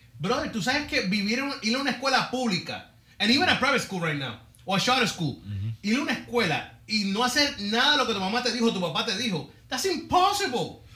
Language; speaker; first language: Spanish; early bilingual, heritage; Spanish